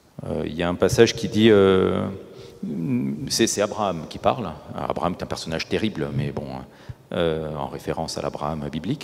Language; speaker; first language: French; native; French